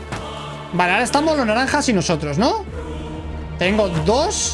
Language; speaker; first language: Spanish; native; Spanish